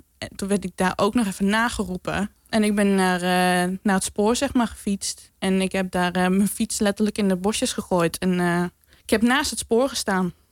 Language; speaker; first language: Dutch; native; Dutch